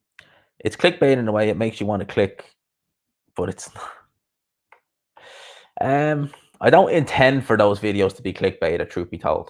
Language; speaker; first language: English; native; English